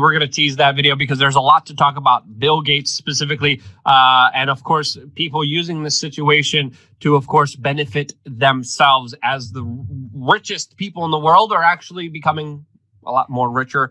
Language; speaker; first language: English; non-native, fluent; Polish